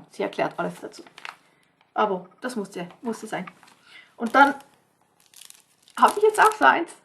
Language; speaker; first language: German; non-native, fluent; English